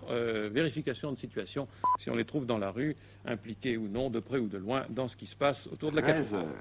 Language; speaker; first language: French; native; French